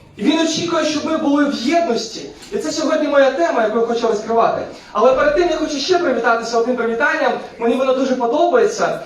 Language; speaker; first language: Ukrainian; non-native, local second language; Russian